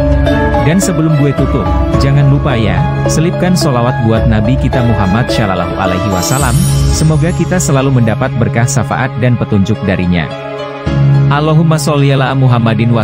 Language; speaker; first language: Indonesian; native; Indonesian